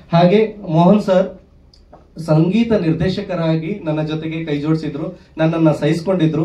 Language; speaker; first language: Kannada; native; Kannada